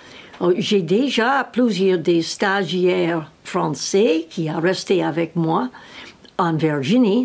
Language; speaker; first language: French; non-native, learner; English